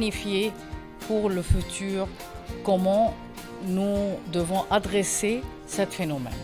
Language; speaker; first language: French; non-native, learner; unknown